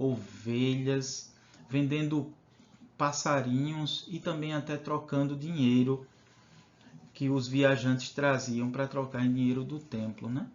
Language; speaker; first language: Portuguese; native; Portuguese